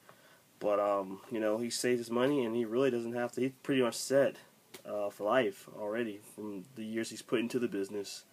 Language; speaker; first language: English; native; English